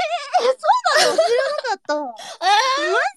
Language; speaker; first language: Japanese; native; Japanese